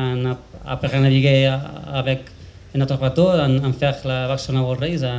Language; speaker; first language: French; non-native, learner; Spanish